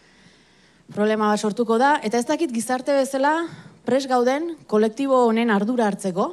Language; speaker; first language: Basque; native; Basque